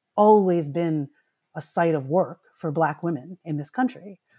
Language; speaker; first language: English; early bilingual, other home language; Filipino